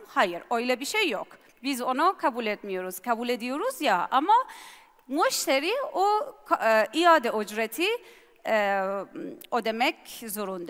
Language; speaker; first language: Turkish; non-native, learner; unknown